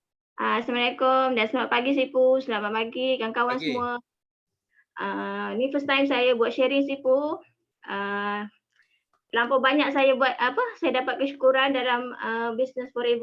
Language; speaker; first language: Malay; native; Malay